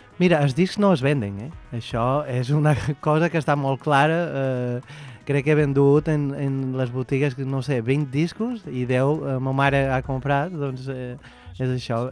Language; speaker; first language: Catalan; non-native, fluent; Portuguese